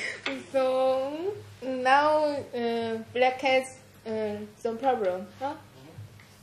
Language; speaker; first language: English; non-native, learner; Korean